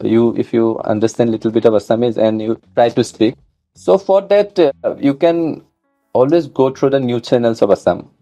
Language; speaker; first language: English; non-native, local second language; Assamese